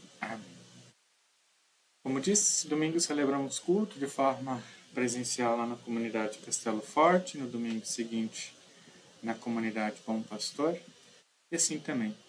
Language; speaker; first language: Portuguese; native; Portuguese